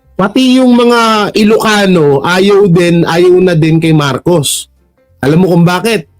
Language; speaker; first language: Filipino; non-native, local second language; Hiligaynon